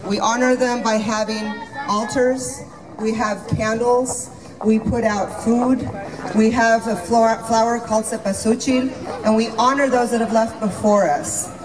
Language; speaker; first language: English; early bilingual, other home language; Spanish